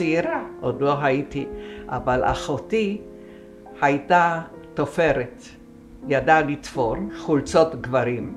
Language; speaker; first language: Hebrew; non-native, fluent; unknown